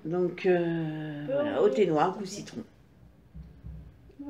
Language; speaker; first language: French; native; French